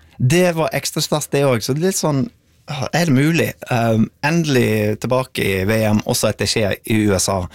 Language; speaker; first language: Norwegian; non-native, fluent; English